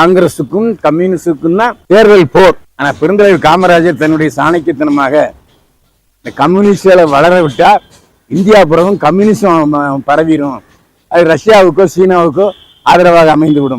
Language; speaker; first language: Tamil; native; Tamil